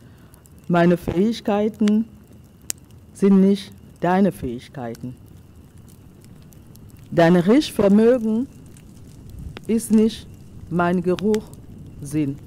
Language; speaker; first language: German; non-native, fluent; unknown